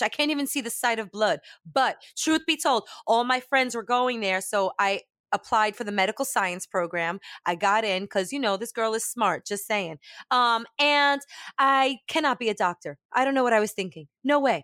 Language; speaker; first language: English; early bilingual, other home language; Spanish